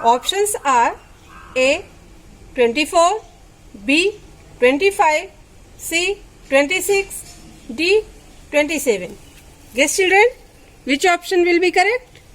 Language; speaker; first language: English; non-native, local second language; Hindi